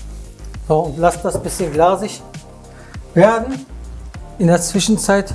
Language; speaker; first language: German; native; German